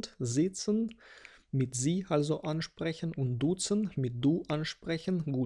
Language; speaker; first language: German; non-native, fluent; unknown